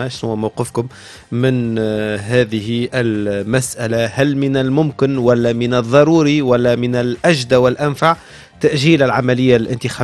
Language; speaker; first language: Arabic; native; Arabic